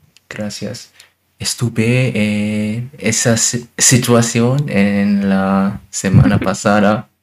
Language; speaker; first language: Spanish; non-native, learner; German